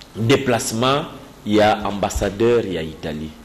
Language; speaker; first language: French; non-native, local second language; Luba-Lulua